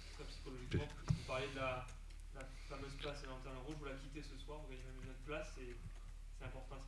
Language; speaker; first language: French; native; French